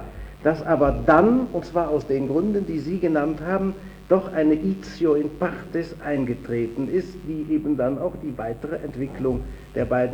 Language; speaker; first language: German; native; German